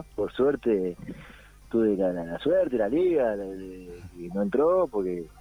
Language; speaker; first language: Spanish; native; Spanish